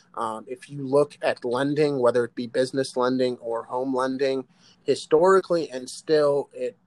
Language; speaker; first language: English; native; English